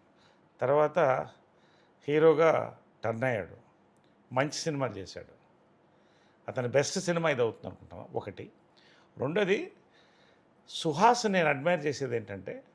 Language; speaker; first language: Telugu; native; Telugu